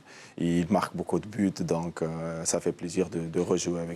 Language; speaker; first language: French; non-native, local second language; Arabic